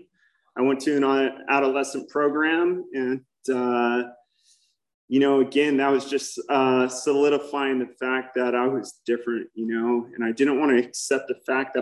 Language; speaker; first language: English; native; English